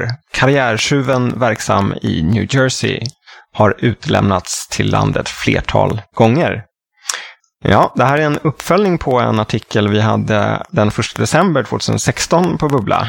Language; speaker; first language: Swedish; native; Swedish